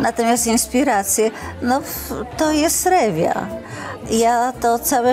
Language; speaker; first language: Polish; native; Polish